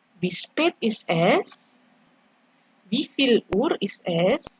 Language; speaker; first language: German; non-native, fluent; Indonesian